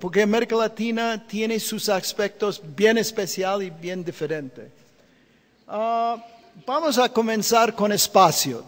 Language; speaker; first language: Spanish; non-native, fluent; English